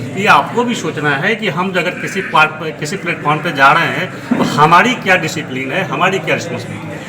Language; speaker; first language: Hindi; native; Hindi